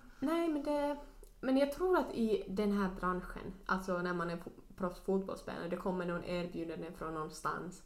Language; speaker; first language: Swedish; non-native, local second language; Finnish